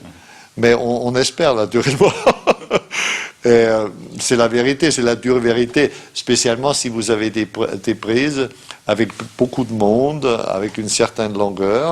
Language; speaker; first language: French; non-native, fluent; German